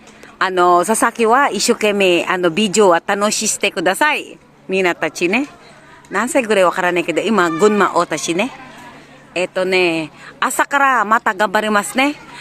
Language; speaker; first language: Japanese; non-native, learner; Filipino